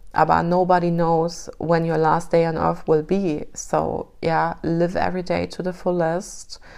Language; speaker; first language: English; early bilingual, other home language; German